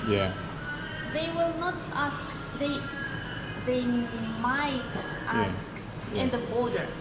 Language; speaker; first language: English; non-native, fluent; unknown